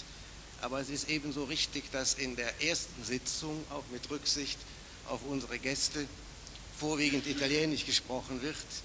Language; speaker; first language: German; non-native, fluent; Italian